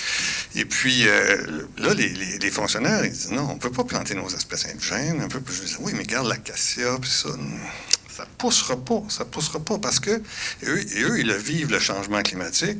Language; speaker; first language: French; native; French